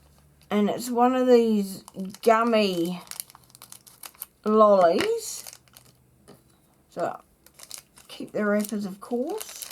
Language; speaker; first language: English; native; English